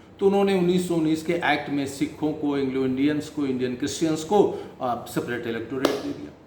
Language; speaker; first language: Hindi; native; Hindi